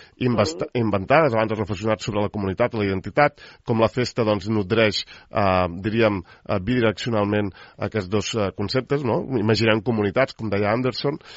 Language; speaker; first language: Catalan; native; Catalan